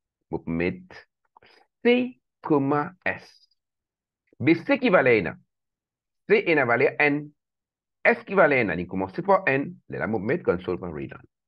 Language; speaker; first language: French; non-native, local second language; Morisyen